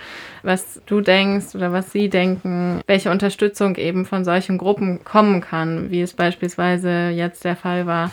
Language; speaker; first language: German; native; German